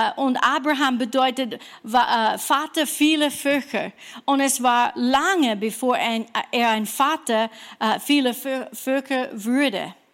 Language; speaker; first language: German; non-native, fluent; English